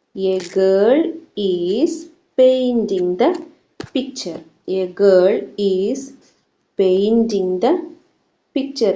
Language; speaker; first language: English; non-native, local second language; Malayalam